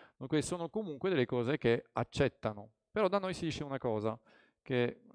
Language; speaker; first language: Italian; non-native, fluent; French